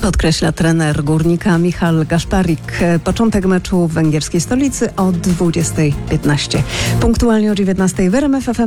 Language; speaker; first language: Polish; native; Polish